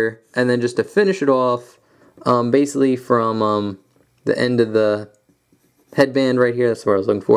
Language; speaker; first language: English; native; English